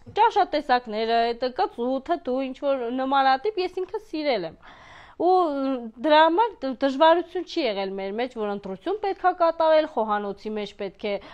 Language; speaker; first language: Armenian; native; Armenian